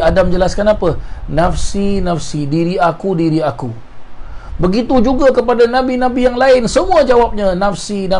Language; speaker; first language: Malay; native; Malay